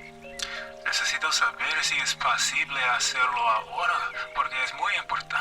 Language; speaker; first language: Spanish; non-native, learner; English